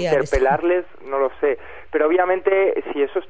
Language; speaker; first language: Spanish; native; Spanish